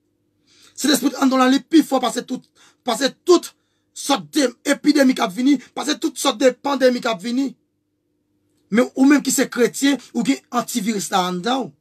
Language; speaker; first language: French; non-native, local second language; Haitian Creole